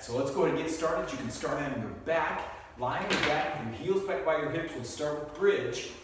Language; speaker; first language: English; native; English